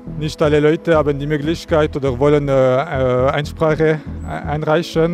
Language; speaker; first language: German; non-native, local second language; French